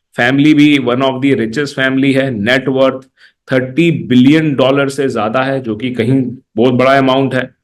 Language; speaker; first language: Hindi; native; Hindi